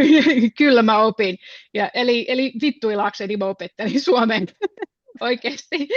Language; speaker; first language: Finnish; non-native, fluent; English